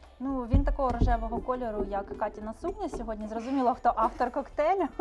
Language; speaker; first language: Ukrainian; native; Ukrainian